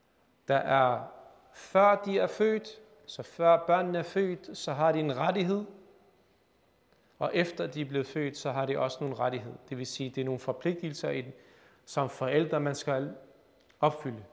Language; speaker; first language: Danish; early bilingual, other home language; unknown